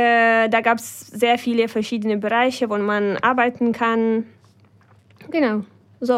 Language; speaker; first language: German; non-native, fluent; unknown